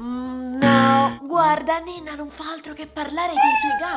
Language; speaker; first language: Italian; native; Italian